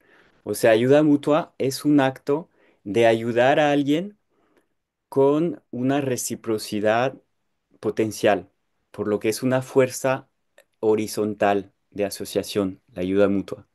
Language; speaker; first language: Spanish; non-native, fluent; French